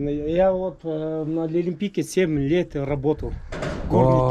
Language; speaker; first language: Russian; non-native, local second language; Kyrgyz